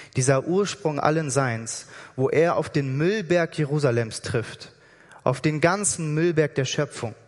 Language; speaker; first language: German; native; German